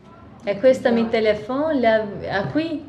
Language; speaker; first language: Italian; non-native, learner; Albanian